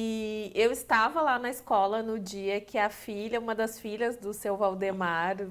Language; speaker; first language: Portuguese; native; Portuguese